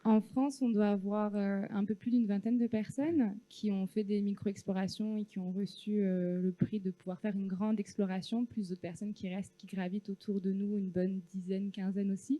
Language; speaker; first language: French; native; French